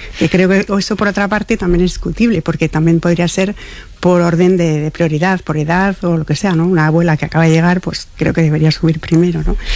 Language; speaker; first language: Spanish; non-native, fluent; French